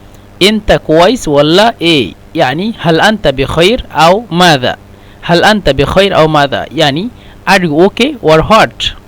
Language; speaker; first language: Arabic; non-native, fluent; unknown